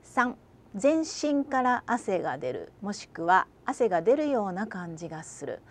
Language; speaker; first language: Japanese; native; Japanese